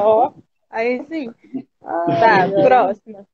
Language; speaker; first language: Portuguese; native; Portuguese